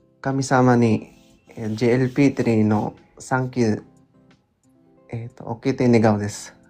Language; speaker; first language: Japanese; non-native, learner; Filipino